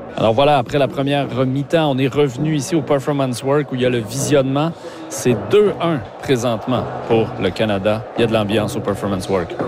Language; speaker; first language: French; native; French